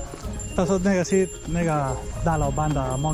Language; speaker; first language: Chinese; non-native, learner; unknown